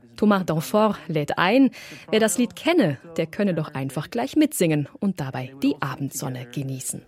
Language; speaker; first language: German; native; German